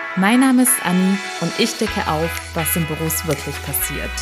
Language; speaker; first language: German; early bilingual, other home language; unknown